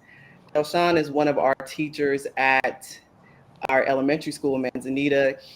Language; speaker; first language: English; native; English